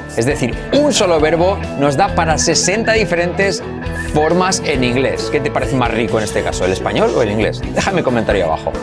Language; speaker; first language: Spanish; native; Spanish